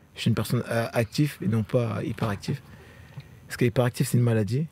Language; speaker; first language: French; native; French